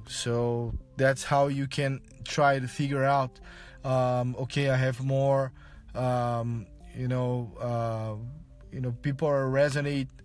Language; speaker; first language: English; non-native, fluent; Portuguese